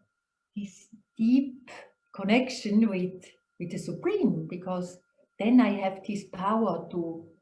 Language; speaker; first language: English; non-native, fluent; German